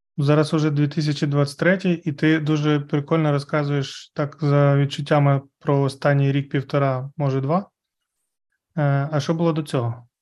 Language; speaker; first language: Ukrainian; native; Ukrainian